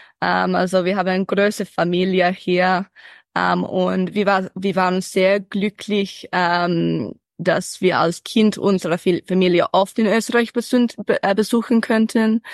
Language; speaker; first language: German; early bilingual, heritage; English